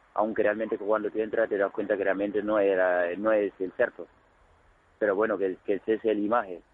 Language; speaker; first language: Spanish; non-native, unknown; Wolof